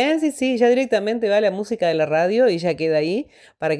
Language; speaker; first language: Spanish; native; Spanish